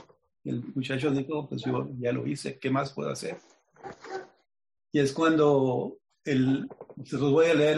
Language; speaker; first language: Spanish; native; Spanish